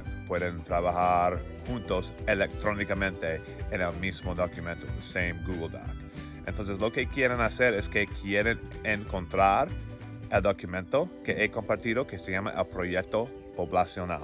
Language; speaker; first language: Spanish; non-native, fluent; English